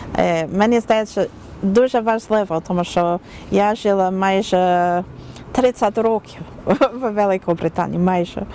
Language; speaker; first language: Ukrainian; non-native, learner; English